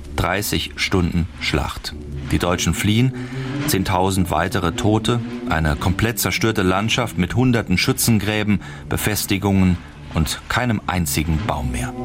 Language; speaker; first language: German; native; German